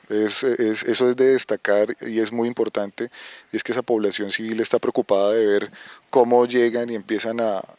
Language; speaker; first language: Spanish; native; Spanish